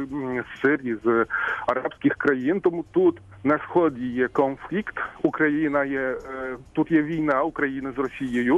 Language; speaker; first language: Ukrainian; non-native, fluent; Polish